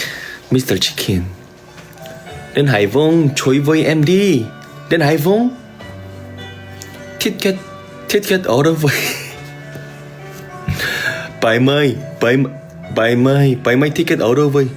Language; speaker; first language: Vietnamese; non-native, learner; Korean